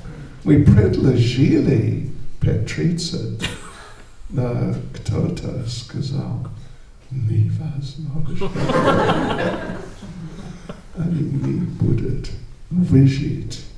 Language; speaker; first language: Russian; non-native, learner; English